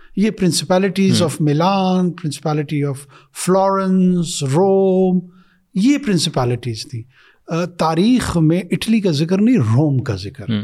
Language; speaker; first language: Urdu; non-native, local second language; Pashto